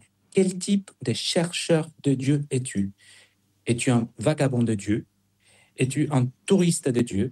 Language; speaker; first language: French; non-native, fluent; Spanish